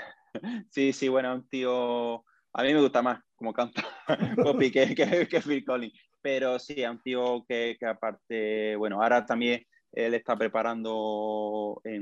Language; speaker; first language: Spanish; native; Spanish